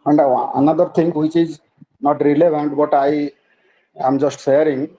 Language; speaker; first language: English; non-native, local second language; Hindi